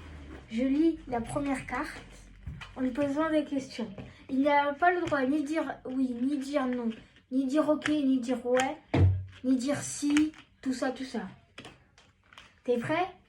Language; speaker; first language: French; native; French